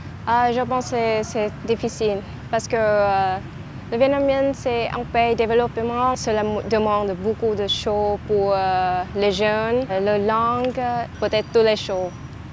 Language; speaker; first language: French; non-native, learner; Vietnamese